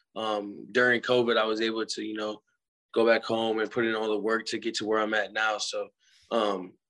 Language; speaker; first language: English; native; English